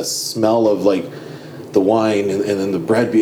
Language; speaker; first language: English; native; English